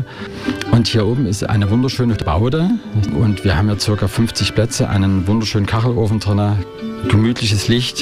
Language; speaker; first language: German; native; German